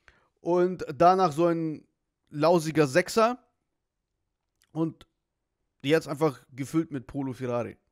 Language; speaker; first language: German; native; German